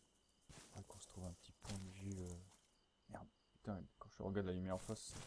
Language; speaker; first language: French; native; French